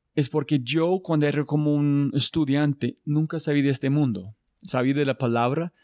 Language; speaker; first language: Spanish; non-native, learner; English